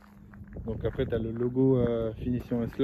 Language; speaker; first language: French; native; French